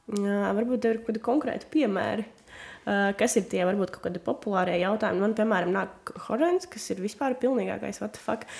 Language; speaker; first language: Latvian; non-native, local second language; Russian